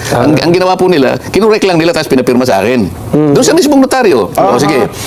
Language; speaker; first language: Filipino; non-native, local second language; Masbatenyo